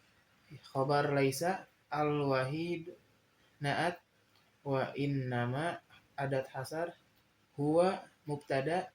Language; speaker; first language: Arabic; non-native, learner; Indonesian